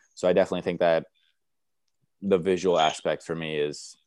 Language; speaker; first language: English; early bilingual, other home language; Romanian